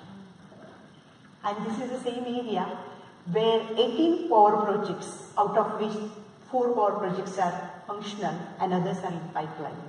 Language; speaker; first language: English; non-native, local second language; Marathi